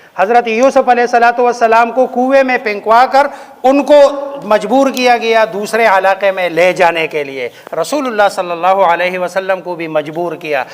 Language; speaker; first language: Urdu; native; Urdu